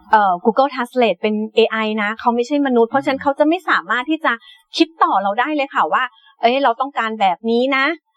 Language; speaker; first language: Thai; native; Thai